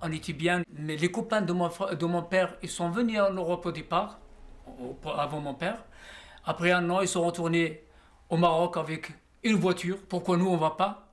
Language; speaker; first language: French; non-native, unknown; Riffian